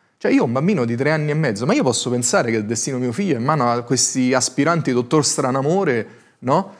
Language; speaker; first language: Italian; native; Italian